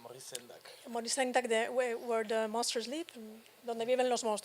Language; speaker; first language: Spanish; native; Spanish